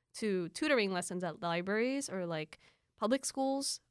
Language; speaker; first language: English; early bilingual, other home language; Filipino